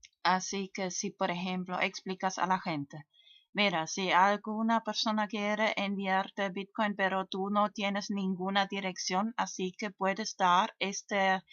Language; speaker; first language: Spanish; non-native, learner; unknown